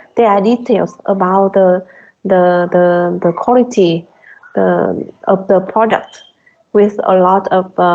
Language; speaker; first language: English; non-native, fluent; Vietnamese